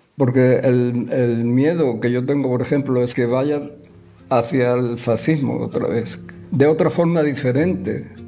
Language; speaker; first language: Spanish; native; Spanish